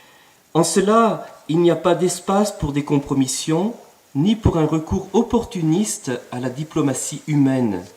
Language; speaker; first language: French; native; French